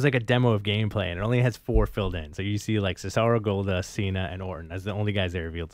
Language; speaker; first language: English; native; English